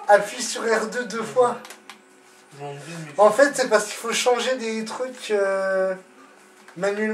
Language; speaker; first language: French; native; French